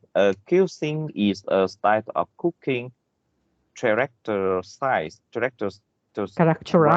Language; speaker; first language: English; non-native, learner; Vietnamese